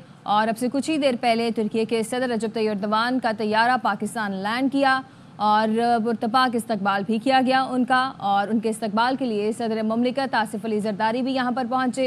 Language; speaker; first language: Urdu; native; Urdu